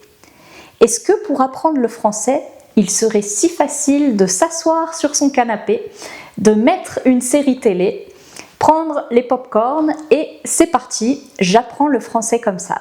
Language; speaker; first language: French; native; French